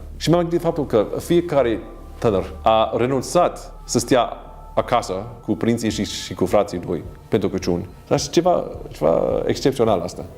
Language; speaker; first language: Romanian; non-native, fluent; English